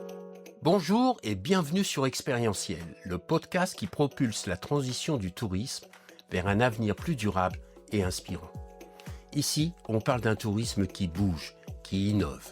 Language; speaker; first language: French; native; French